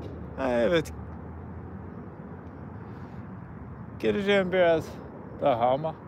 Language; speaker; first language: Turkish; non-native, learner; English